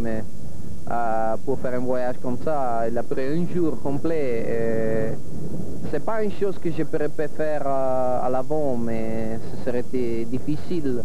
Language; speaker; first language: French; non-native, fluent; Italian